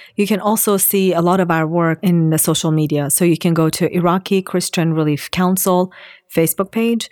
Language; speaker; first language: English; non-native, fluent; Assyrian Neo-Aramaic